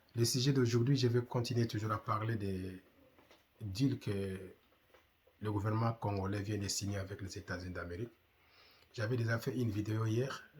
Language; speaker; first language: French; non-native, local second language; Lingala